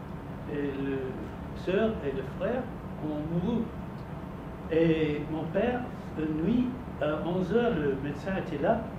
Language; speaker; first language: French; non-native, fluent; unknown